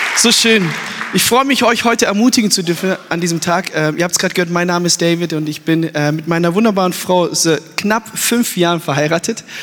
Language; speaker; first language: German; early bilingual, other home language; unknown